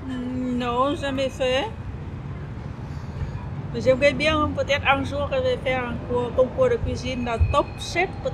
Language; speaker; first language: French; non-native, fluent; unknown